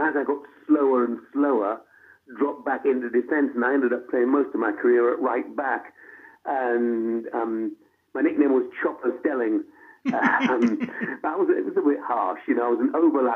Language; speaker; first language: English; native; English